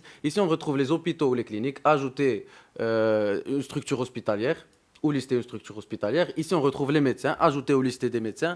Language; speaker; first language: French; non-native, local second language; Arabic